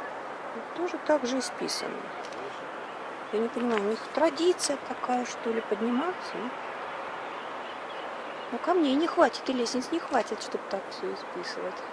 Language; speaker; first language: Russian; native; Russian